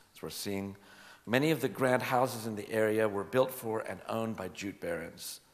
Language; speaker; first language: English; native; English